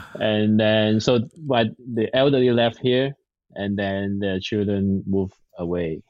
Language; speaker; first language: English; non-native, local second language; Cantonese